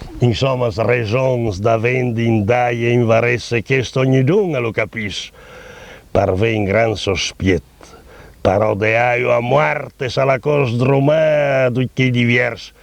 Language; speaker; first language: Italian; non-native, local second language; Friulian